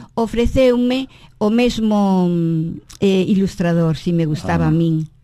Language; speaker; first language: Galician; native; Galician